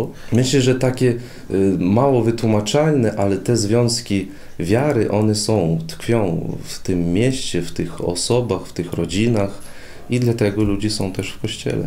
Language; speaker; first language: Polish; non-native, fluent; Russian